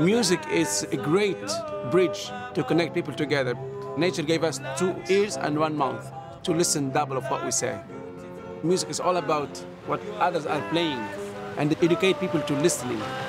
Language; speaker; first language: English; non-native, fluent; Arabic